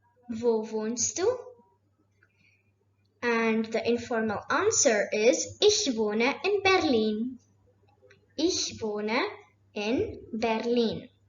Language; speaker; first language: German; non-native, fluent; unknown